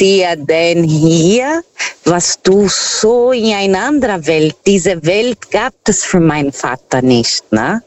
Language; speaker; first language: German; non-native, fluent; Portuguese